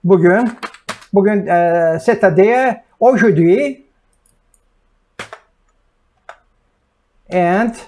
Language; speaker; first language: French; non-native, learner; Turkish